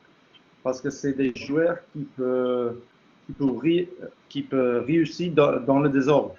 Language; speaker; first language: French; non-native, fluent; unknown